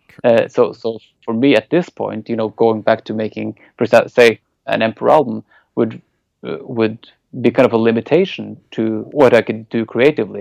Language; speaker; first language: English; non-native, fluent; Norwegian